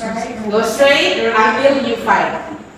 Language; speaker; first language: English; non-native, fluent; Indonesian